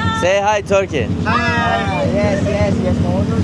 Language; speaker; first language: English; non-native, learner; Turkish